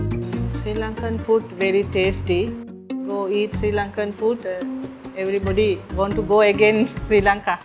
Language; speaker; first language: English; non-native, learner; Sinhala